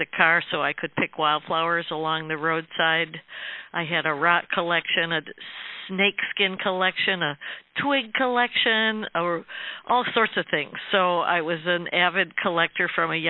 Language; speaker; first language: English; native; English